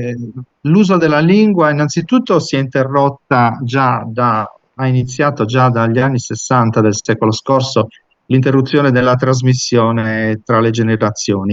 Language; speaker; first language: Italian; native; Italian